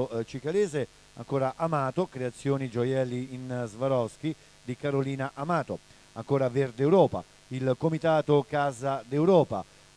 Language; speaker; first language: Italian; native; Italian